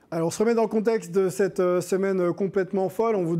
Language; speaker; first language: French; native; French